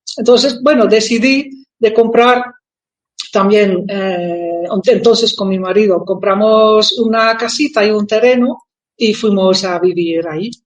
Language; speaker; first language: Spanish; non-native, fluent; Dutch